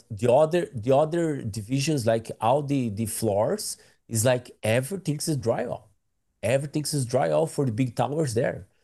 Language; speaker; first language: English; non-native, learner; Portuguese